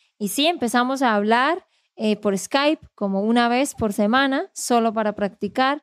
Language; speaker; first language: Spanish; native; Spanish